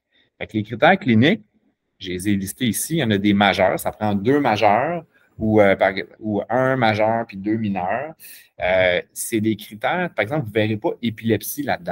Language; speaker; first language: French; native; French